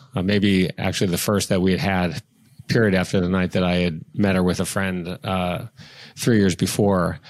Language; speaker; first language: English; native; English